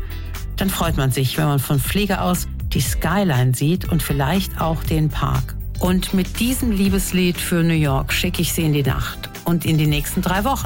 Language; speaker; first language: German; native; German